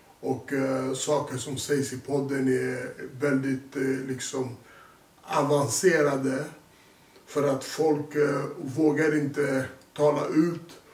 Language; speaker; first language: Swedish; early bilingual, other home language; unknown